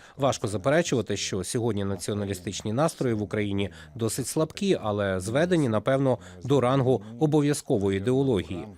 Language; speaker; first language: Ukrainian; non-native, local second language; Russian